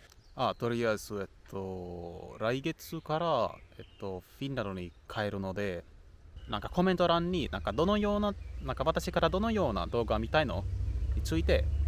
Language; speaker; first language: Japanese; non-native, learner; Finnish